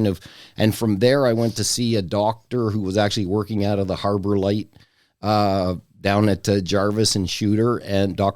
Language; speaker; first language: English; native; English